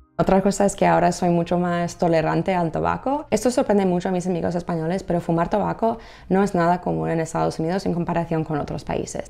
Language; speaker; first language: Spanish; non-native, fluent; English